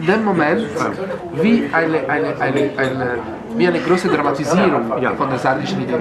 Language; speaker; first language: German; non-native, fluent; Italian